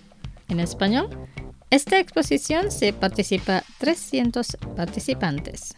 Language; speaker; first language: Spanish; non-native, fluent; Indonesian